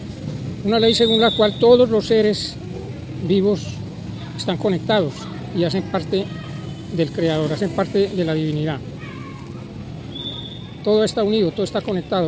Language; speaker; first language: Spanish; native; Spanish